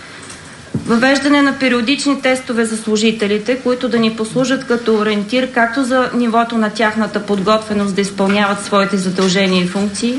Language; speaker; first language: Bulgarian; native; Bulgarian